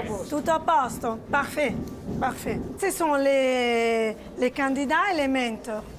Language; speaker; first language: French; non-native, fluent; Italian